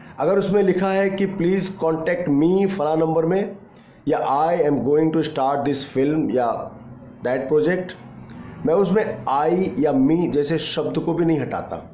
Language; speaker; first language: Hindi; native; Hindi